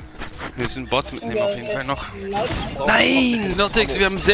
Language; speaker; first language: German; native; German